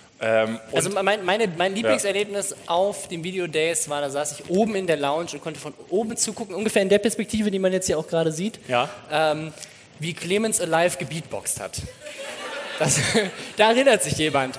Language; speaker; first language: German; native; German